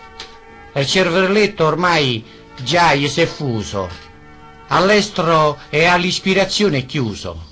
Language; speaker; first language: Italian; native; Italian